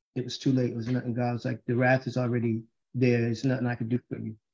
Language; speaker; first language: English; native; English